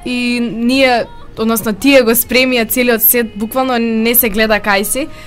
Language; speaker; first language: Macedonian; early bilingual, heritage; Macedonian